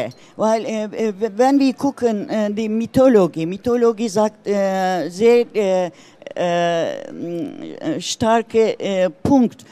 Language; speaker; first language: German; non-native, learner; Turkish